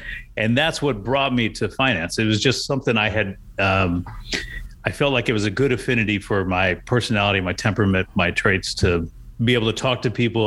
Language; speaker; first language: English; native; English